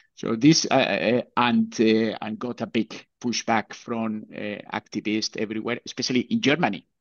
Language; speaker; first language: English; non-native, fluent; Spanish